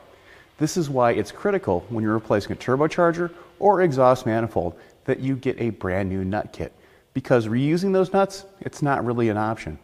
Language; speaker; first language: English; native; English